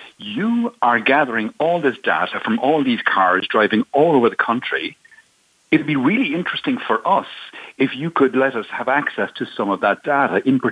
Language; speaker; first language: English; native; English